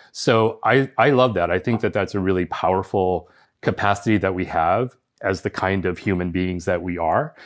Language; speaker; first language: English; early bilingual, other home language; Spanish